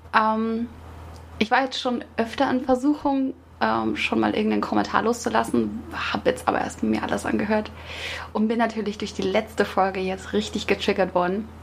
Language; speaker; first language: German; native; German